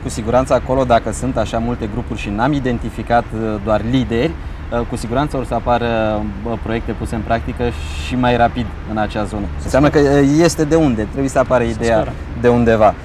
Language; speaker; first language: Romanian; native; Romanian